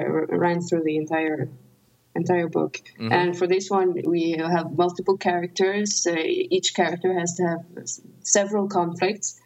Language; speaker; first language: English; non-native, fluent; Norwegian